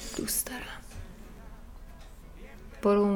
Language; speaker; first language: Persian; native; Persian